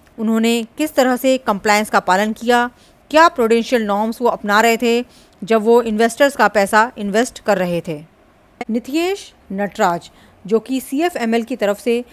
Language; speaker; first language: Hindi; native; Hindi